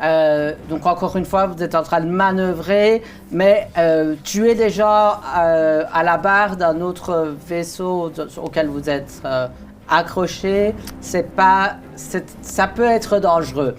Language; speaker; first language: French; native; French